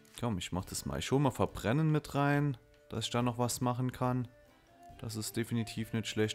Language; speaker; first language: German; native; German